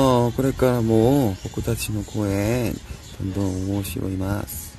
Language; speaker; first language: Japanese; non-native, learner; Korean